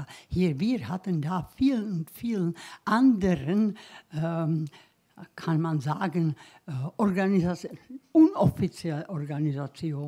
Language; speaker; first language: German; non-native, learner; Czech